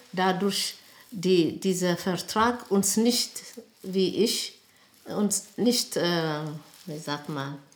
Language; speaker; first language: German; non-native, learner; Amharic